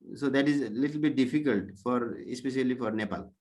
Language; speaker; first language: English; non-native, local second language; Nepali